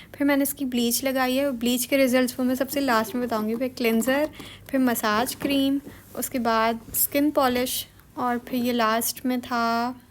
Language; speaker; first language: Urdu; native; Urdu